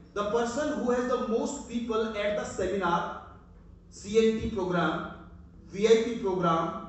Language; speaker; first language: English; non-native, local second language; Hindi